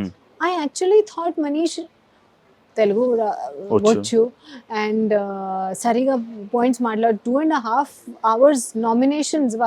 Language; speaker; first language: Telugu; non-native, learner; Hindi